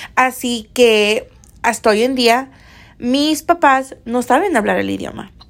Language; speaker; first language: Spanish; early bilingual, heritage; Spanish